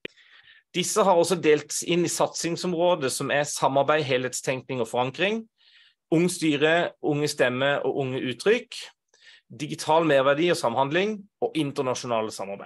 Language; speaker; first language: Norwegian; native; Norwegian